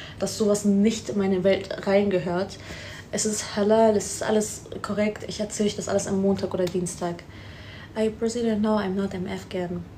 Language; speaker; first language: German; early bilingual, other home language; Persian